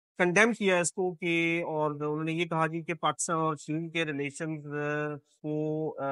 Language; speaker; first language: Urdu; non-native, local second language; Punjabi